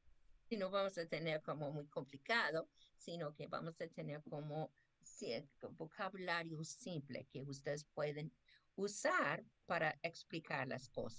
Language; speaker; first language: Spanish; non-native, fluent; English